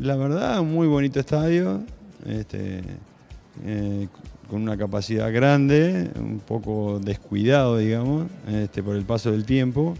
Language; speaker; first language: Portuguese; non-native, learner; Spanish